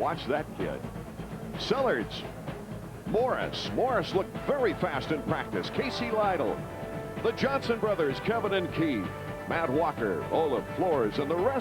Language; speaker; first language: English; native; English